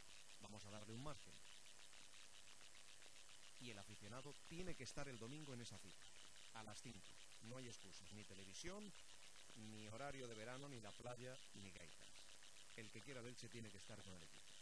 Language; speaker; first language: Spanish; native; Spanish